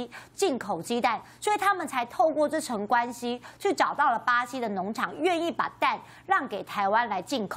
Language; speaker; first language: Chinese; native; Chinese